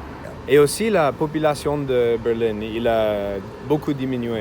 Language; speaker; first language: French; non-native, fluent; English